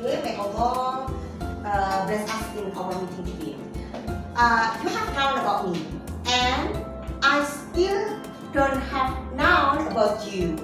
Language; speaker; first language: English; non-native, fluent; Javanese